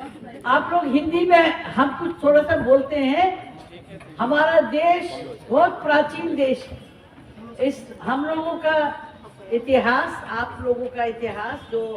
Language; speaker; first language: Hindi; non-native, local second language; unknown